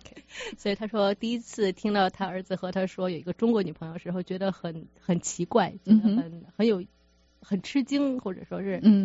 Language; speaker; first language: Chinese; native; Chinese